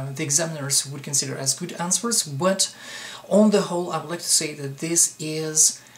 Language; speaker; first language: English; non-native, fluent; Russian